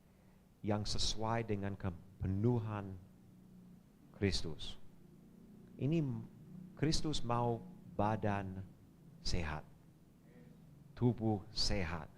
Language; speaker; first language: Indonesian; non-native, fluent; English